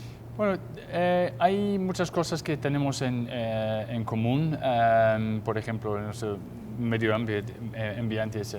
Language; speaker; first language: Spanish; non-native, fluent; English